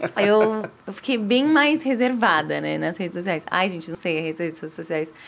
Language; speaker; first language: Portuguese; native; Portuguese